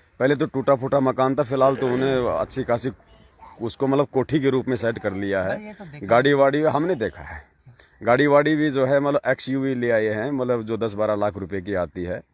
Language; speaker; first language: Hindi; native; Hindi